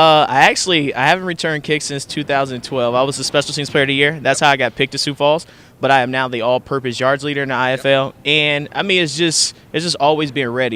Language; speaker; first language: English; native; English